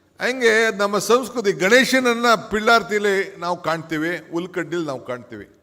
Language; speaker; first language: Kannada; native; Kannada